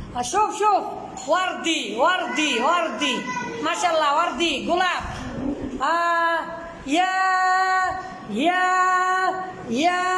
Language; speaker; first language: Arabic; non-native, fluent; Bangla